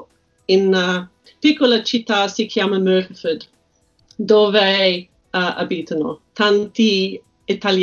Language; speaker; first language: Italian; non-native, learner; English